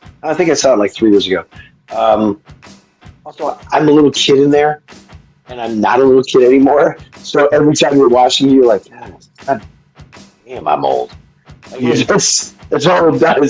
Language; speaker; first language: English; native; English